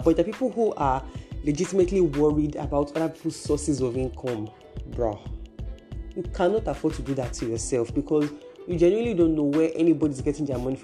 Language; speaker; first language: English; non-native, local second language; Yoruba